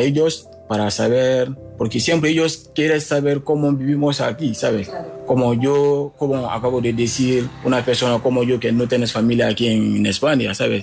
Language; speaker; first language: Spanish; non-native, learner; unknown